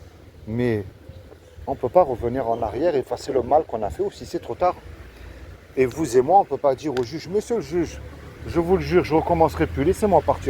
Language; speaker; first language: French; native; French